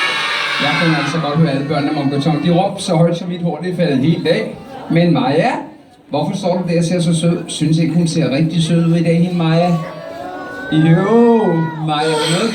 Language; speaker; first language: Danish; native; Danish